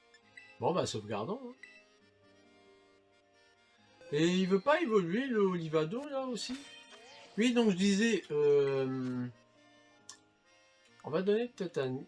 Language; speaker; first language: French; native; French